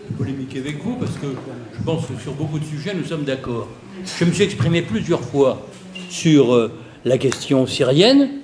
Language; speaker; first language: French; native; French